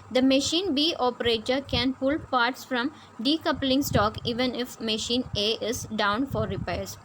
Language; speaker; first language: English; non-native, local second language; Malayalam